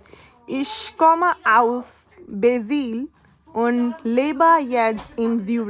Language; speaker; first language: German; non-native, learner; Hindi